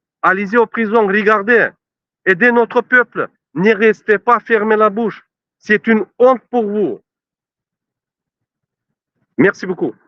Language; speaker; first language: French; non-native, learner; Turkmen